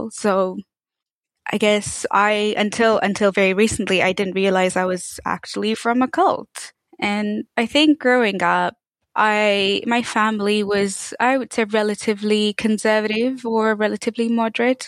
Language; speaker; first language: English; native; English